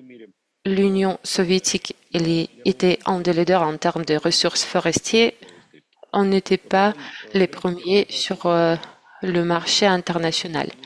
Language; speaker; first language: French; non-native, fluent; Russian